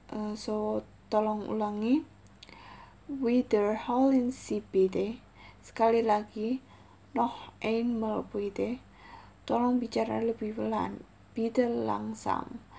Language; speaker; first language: German; non-native, learner; Indonesian